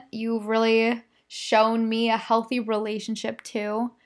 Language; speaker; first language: English; native; English